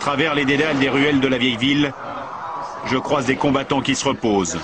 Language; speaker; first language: French; native; French